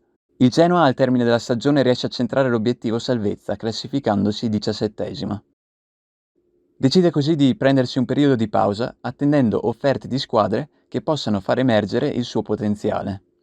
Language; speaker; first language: Italian; native; Italian